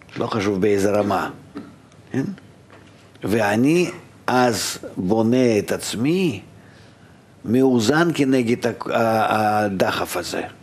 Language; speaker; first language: Hebrew; non-native, fluent; Russian